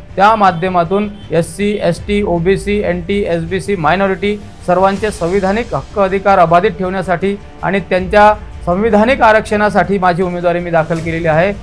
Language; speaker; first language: Marathi; native; Marathi